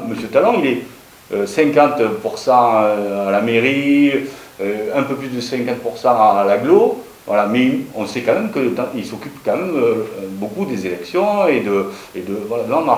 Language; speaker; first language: French; native; French